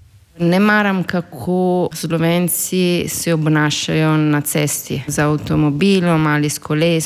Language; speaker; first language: Slovenian; non-native, fluent; Italian